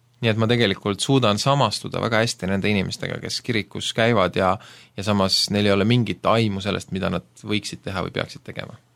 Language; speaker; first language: Estonian; native; Estonian